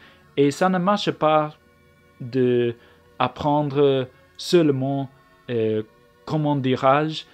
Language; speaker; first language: French; non-native, learner; English